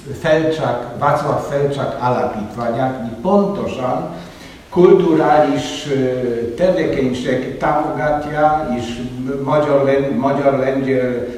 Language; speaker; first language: Hungarian; non-native, fluent; Polish